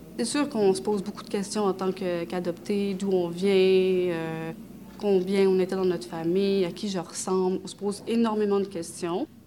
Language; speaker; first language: French; native; French